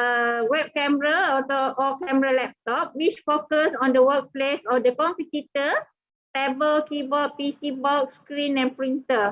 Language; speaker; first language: English; non-native, local second language; Malay